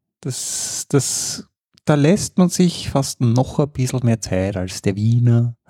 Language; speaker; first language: German; native; German